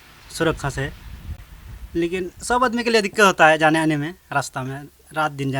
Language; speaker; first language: Hindi; non-native, local second language; Santali